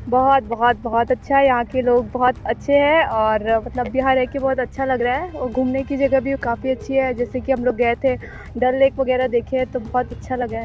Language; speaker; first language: Hindi; native; Hindi